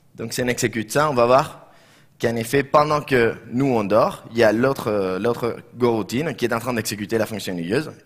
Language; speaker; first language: French; non-native, fluent; Spanish